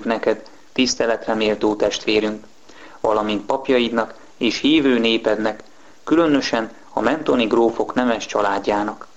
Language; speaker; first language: Hungarian; native; Hungarian